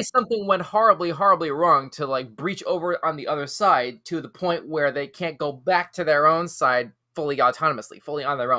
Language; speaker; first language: English; native; English